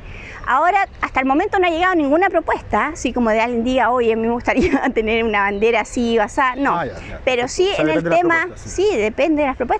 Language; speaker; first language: Spanish; native; Spanish